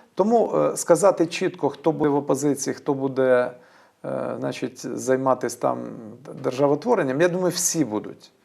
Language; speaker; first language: Ukrainian; native; Ukrainian